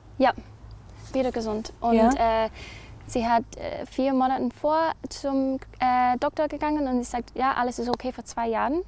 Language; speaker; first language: German; non-native, learner; English